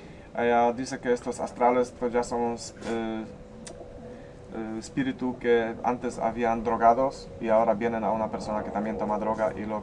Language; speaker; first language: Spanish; non-native, learner; Polish